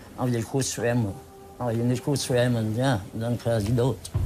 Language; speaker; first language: Dutch; non-native, learner; Vietnamese